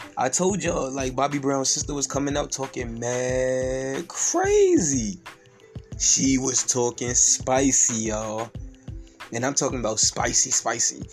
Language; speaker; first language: English; native; English